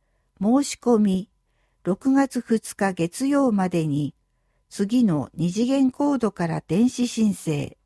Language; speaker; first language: Japanese; native; Japanese